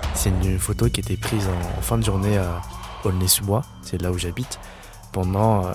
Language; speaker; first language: French; native; French